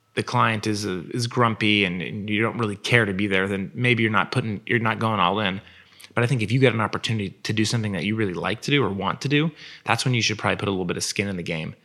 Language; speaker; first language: English; native; English